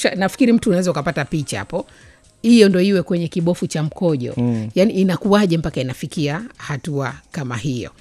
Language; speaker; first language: Swahili; native; Swahili